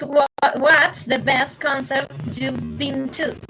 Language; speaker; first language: English; non-native, fluent; Spanish